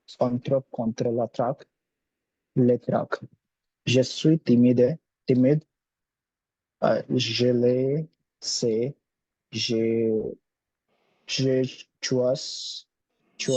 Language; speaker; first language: French; non-native, learner; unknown